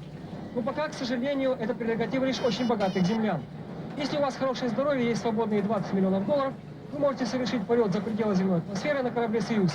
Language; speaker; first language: Russian; native; Russian